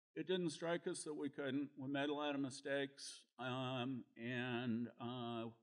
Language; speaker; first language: English; native; English